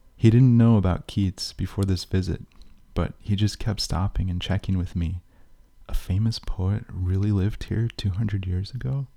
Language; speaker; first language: English; native; English